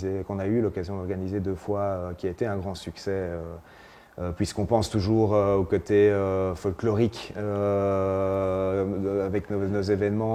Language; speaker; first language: French; native; French